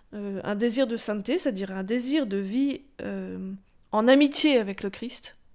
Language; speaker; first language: French; native; French